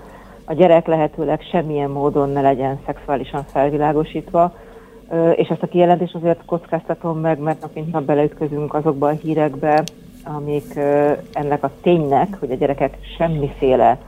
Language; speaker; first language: Hungarian; native; Hungarian